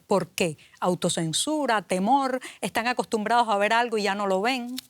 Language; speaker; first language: Spanish; native; Spanish